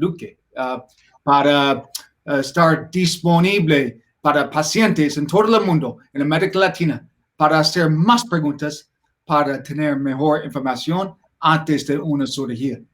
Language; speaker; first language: Spanish; non-native, learner; English